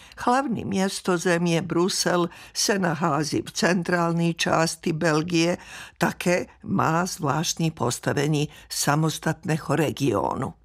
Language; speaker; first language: Czech; non-native, fluent; Serbian